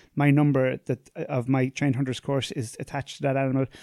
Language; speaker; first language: English; native; English